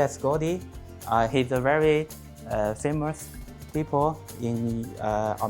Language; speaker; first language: English; non-native, learner; Chinese